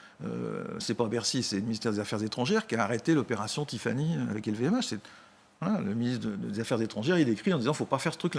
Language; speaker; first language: French; native; French